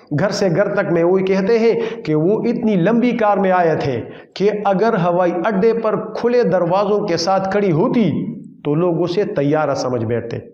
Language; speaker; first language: Urdu; non-native, local second language; Pashto